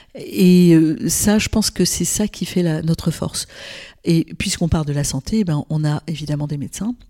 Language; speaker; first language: French; non-native, local second language; Arabic